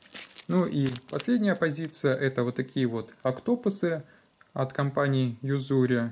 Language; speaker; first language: Russian; native; Russian